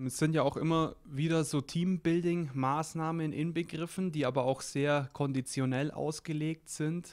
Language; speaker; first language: German; native; German